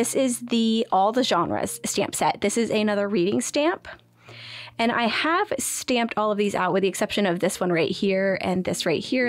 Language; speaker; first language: English; native; English